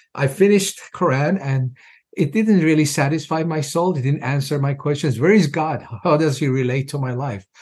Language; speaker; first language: English; non-native, fluent; Persian